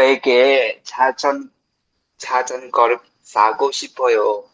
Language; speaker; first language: Korean; non-native, learner; Lao